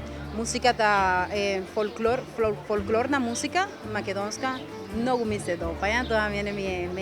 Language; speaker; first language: Macedonian; non-native, learner; Spanish